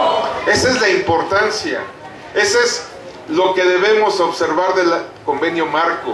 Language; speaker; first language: Spanish; native; Spanish